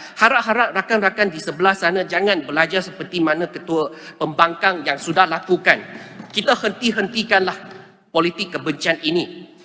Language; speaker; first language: Malay; native; Malay